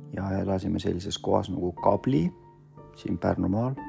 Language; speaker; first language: Estonian; early bilingual, other home language; Russian